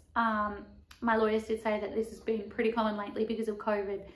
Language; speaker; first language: English; native; English